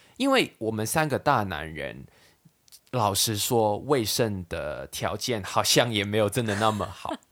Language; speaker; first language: Chinese; non-native, local second language; Cantonese